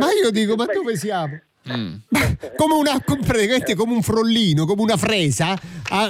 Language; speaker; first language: Italian; native; Italian